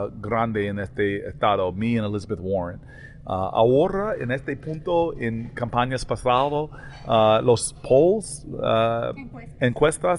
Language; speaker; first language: Spanish; non-native, learner; English